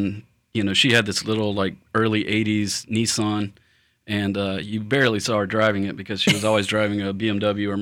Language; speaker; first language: English; native; English